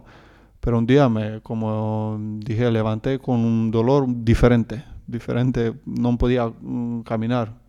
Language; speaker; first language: Spanish; non-native, learner; Croatian